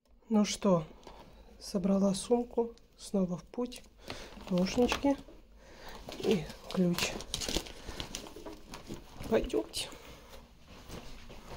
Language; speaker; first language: Russian; native; Russian